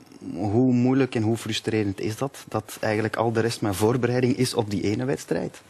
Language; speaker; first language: Dutch; native; Dutch